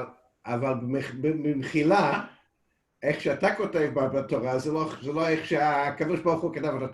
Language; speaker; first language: Hebrew; non-native, fluent; English